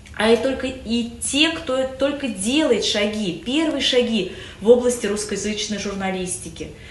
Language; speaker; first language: Russian; native; Russian